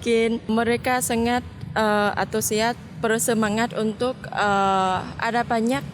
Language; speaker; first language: Indonesian; non-native, learner; Vietnamese